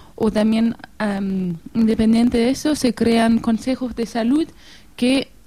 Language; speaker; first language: Spanish; non-native, fluent; German